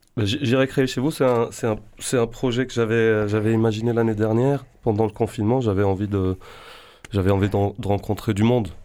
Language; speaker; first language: French; non-native, local second language; Arabic